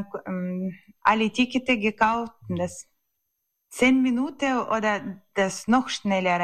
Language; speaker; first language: German; non-native, learner; Ukrainian